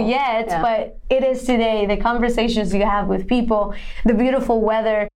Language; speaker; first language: English; non-native, fluent; Spanish